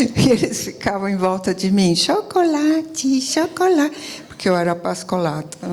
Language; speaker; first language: Portuguese; early bilingual, other home language; Italian